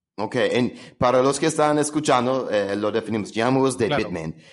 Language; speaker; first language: Spanish; non-native, fluent; English